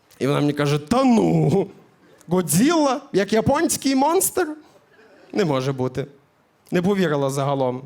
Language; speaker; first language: Ukrainian; native; Ukrainian